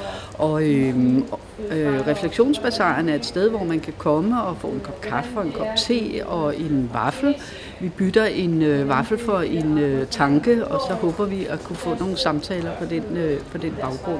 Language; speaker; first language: Danish; native; Danish